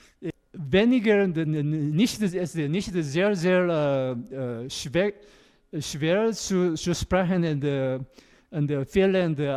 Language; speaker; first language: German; non-native, learner; Korean